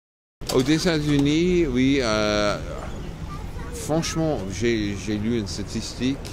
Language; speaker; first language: French; non-native, fluent; English